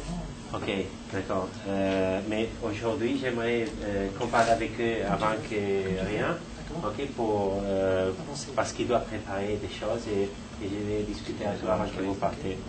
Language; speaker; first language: French; non-native, fluent; Spanish